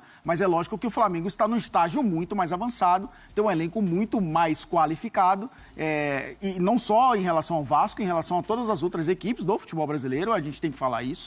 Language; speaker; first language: Portuguese; native; Portuguese